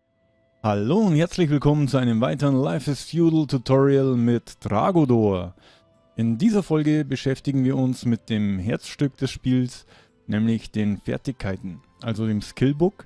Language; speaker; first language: German; native; German